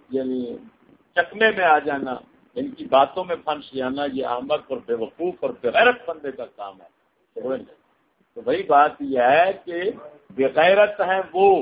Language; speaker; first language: Urdu; non-native, local second language; Punjabi